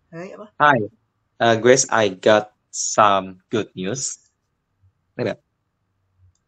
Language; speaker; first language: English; non-native, learner; Indonesian